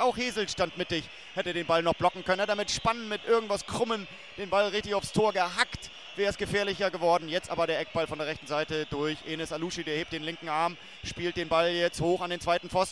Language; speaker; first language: German; native; German